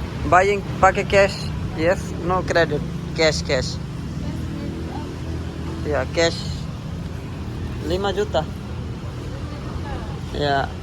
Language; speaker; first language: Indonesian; non-native, learner; Urdu